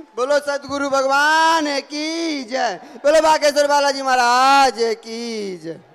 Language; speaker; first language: Hindi; native; Hindi